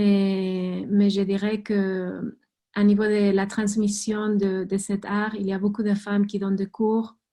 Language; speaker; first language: French; non-native, fluent; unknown